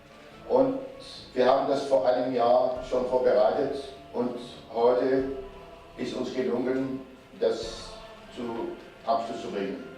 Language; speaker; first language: German; non-native, fluent; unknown